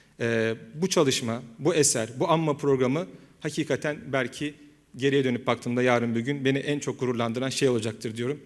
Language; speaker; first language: Turkish; native; Turkish